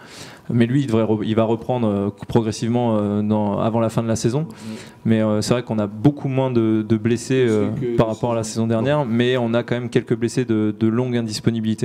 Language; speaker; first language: French; native; French